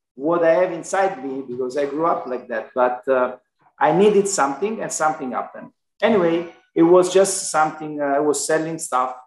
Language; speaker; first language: English; non-native, learner; Italian